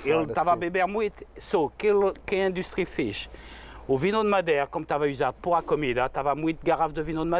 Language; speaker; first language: Portuguese; non-native, fluent; French